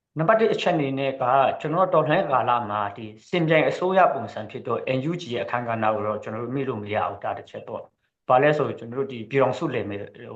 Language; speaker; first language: Burmese; non-native, local second language; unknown